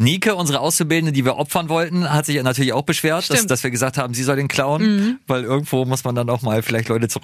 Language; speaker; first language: German; native; German